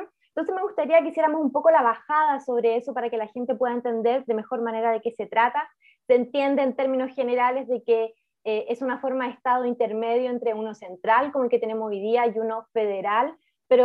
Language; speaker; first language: Spanish; native; Spanish